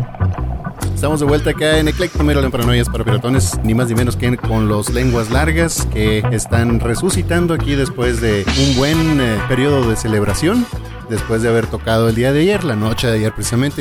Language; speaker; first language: Spanish; native; Spanish